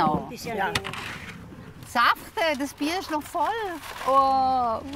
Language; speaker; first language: German; native; German